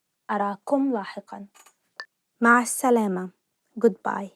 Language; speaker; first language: Arabic; native; Arabic